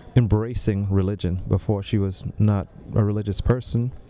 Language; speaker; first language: English; native; English